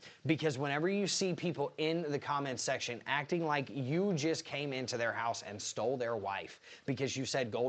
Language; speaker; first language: English; native; English